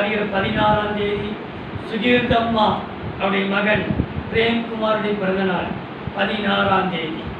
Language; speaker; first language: Tamil; native; Tamil